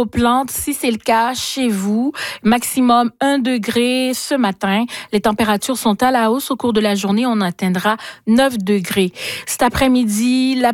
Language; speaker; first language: French; native; French